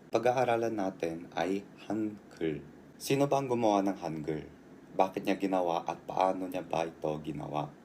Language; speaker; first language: Filipino; early bilingual, heritage; Korean